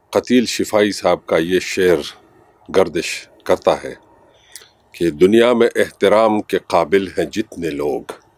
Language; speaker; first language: Urdu; non-native, local second language; Pashto